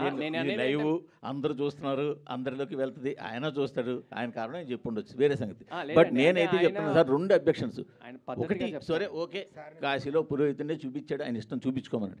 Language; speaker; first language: Telugu; native; Telugu